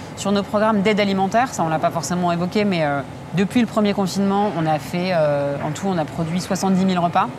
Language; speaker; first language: French; native; French